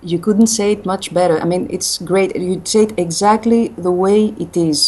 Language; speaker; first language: English; non-native, fluent; Greek